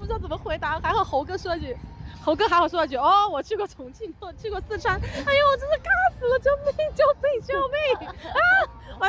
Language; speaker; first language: Chinese; native; Chinese